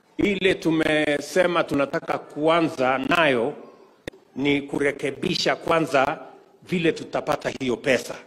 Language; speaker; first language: Swahili; non-native, local second language; Kalenjin